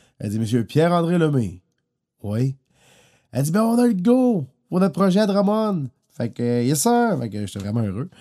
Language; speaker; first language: French; native; French